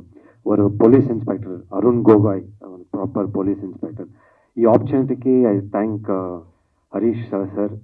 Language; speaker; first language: Telugu; non-native, learner; Kannada